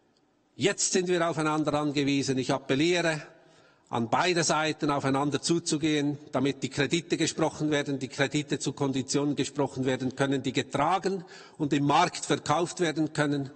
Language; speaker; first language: German; native; German